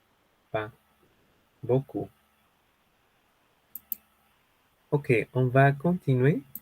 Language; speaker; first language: French; non-native, fluent; Spanish